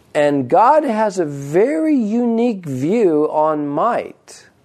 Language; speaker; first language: English; native; English